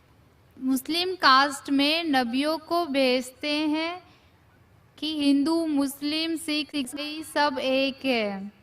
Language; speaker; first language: Hindi; non-native, local second language; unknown